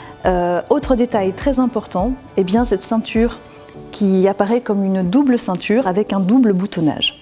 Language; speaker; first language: French; native; French